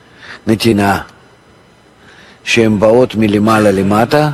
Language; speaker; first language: Hebrew; non-native, fluent; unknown